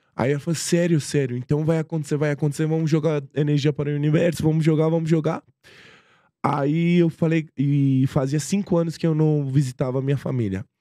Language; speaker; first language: Portuguese; non-native, fluent; Persian